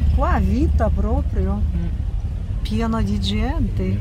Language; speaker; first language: Italian; non-native, learner; Russian